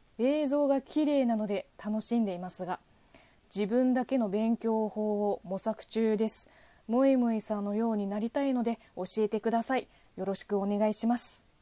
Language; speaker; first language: Japanese; non-native, fluent; Chinese